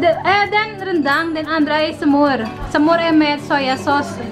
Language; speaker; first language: Swedish; non-native, learner; Indonesian